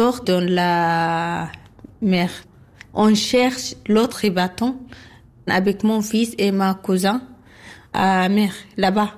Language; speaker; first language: French; non-native, learner; Arabic